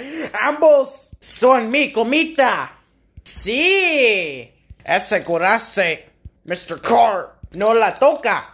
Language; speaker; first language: Spanish; non-native, learner; English